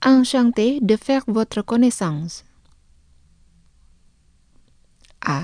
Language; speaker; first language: French; non-native, fluent; Indonesian